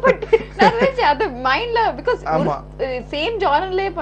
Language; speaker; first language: Tamil; non-native, local second language; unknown